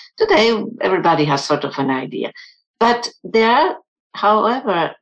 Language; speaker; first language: English; non-native, fluent; German